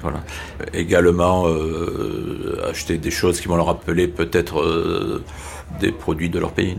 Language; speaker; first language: French; native; French